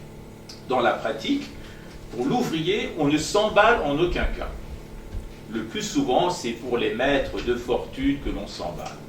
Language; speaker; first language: French; non-native, fluent; Persian